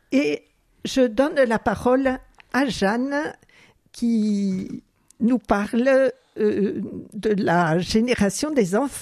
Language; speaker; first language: French; native; French